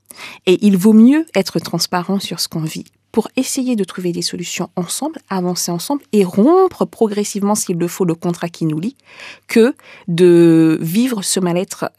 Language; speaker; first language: French; native; French